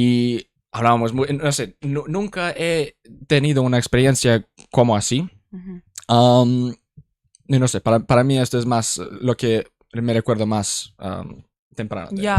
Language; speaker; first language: Spanish; non-native, learner; English